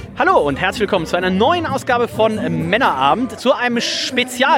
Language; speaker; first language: German; native; German